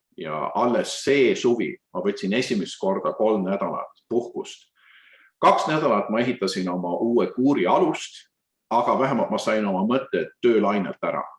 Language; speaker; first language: Estonian; early bilingual, heritage; Estonian